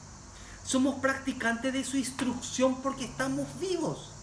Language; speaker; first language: Spanish; native; Spanish